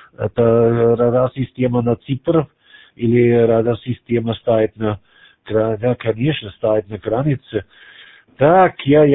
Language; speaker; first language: Russian; non-native, learner; German